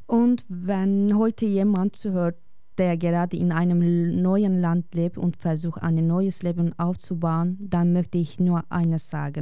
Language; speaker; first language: German; non-native, learner; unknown